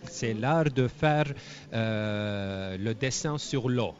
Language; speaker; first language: French; non-native, fluent; Turkish